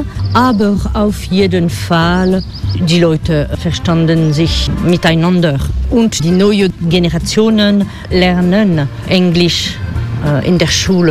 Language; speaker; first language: German; non-native, learner; French